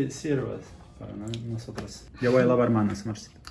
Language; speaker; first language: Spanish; non-native, learner; Russian